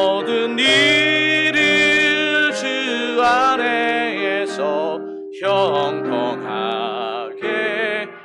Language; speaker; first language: Korean; native; Korean